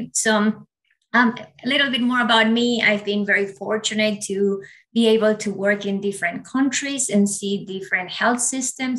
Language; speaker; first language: English; non-native, fluent; Spanish